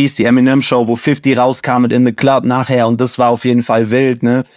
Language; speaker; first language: German; native; German